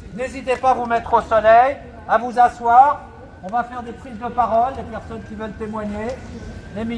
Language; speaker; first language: French; native; French